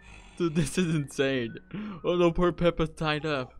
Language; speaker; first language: English; native; English